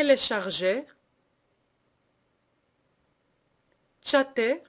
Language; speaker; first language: French; non-native, fluent; Greek